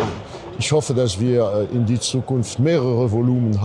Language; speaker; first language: German; non-native, fluent; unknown